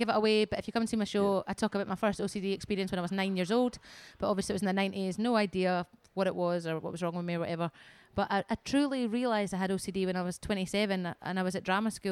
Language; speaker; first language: English; native; English